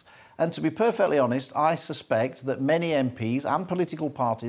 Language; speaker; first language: English; native; English